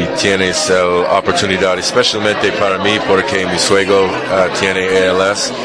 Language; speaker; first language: Spanish; non-native, learner; English